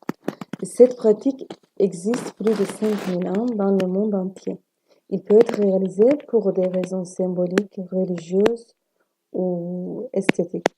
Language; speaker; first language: French; non-native, learner; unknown